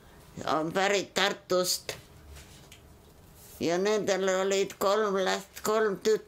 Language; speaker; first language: Estonian; non-native, local second language; Yiddish